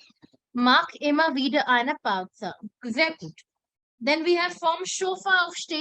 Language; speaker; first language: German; non-native, fluent; Hindi